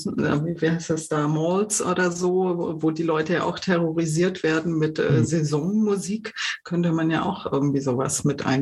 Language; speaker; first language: German; native; German